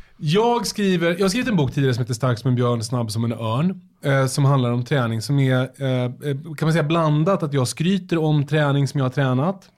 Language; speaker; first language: Swedish; native; Swedish